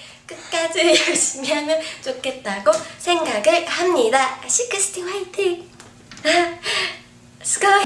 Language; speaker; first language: Korean; non-native, fluent; Japanese